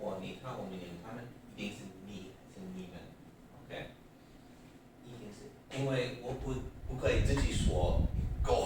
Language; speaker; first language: Chinese; non-native, learner; English